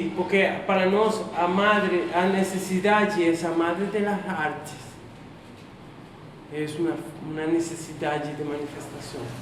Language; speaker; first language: Portuguese; non-native, fluent; Spanish